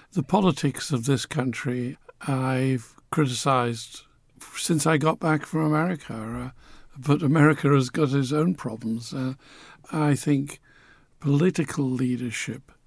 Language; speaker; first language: English; native; English